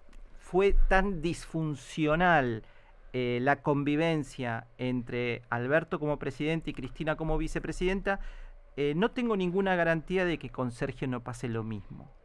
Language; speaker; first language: Spanish; native; Spanish